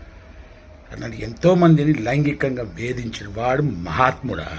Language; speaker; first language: Telugu; native; Telugu